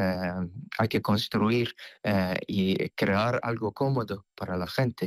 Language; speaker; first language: Spanish; non-native, fluent; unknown